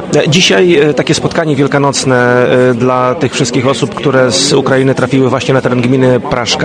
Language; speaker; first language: Polish; native; Polish